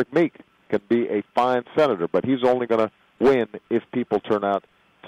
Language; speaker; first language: English; native; English